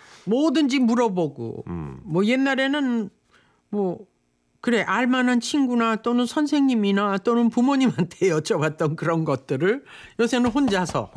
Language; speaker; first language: Korean; native; Korean